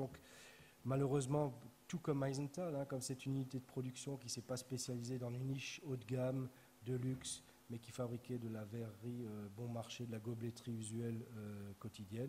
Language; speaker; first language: French; native; French